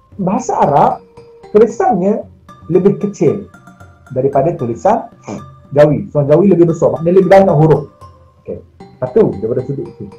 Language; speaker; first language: Malay; native; Malay